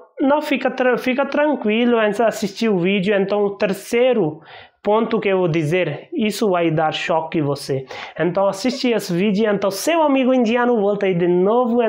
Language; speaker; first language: Portuguese; non-native, learner; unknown